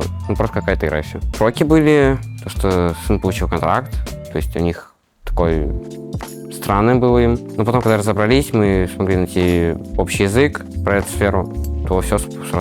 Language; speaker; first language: Russian; native; Russian